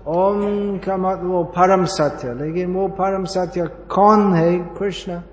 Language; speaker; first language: Hindi; non-native, fluent; English